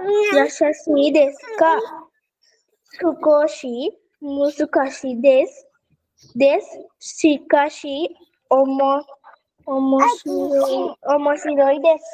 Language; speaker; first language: Japanese; non-native, learner; Sinhala